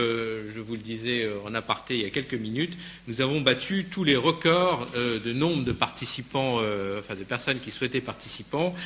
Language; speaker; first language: French; native; French